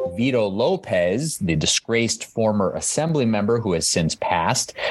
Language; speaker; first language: English; native; English